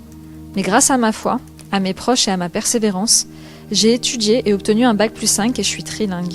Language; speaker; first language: French; native; French